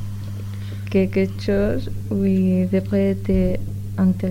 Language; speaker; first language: French; non-native, learner; Spanish